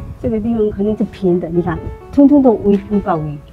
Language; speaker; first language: Chinese; native; Chinese